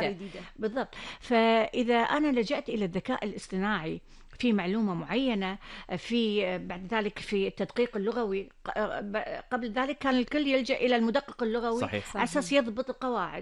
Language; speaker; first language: Arabic; native; Arabic